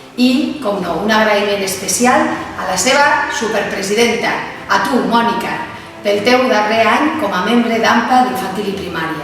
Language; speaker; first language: Catalan; native; Catalan